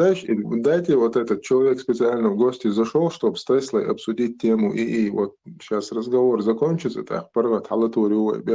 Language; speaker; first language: Russian; non-native, local second language; Chechen